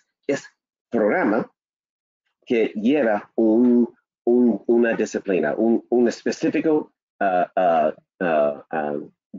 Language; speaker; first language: Spanish; non-native, learner; English